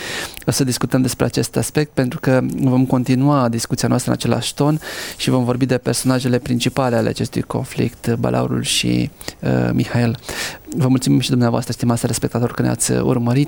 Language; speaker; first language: Romanian; native; Romanian